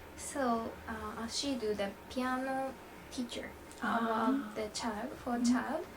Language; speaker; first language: English; non-native, learner; Japanese